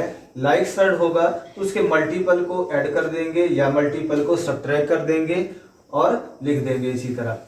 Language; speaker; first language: Hindi; native; Hindi